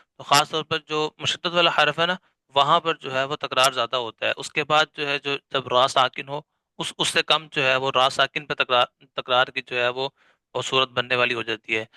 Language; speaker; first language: Urdu; native; Urdu